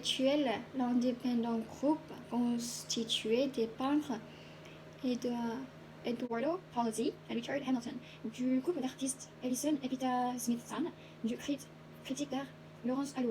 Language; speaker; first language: French; non-native, learner; Korean